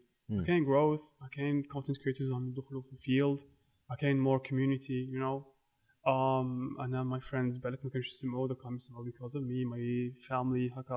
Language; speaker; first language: English; non-native, fluent; Arabic